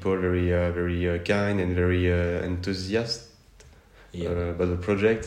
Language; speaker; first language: English; non-native, fluent; French